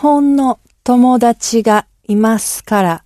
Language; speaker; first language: Japanese; non-native, learner; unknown